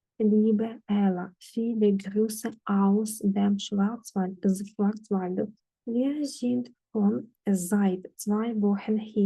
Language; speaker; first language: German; non-native, fluent; Ukrainian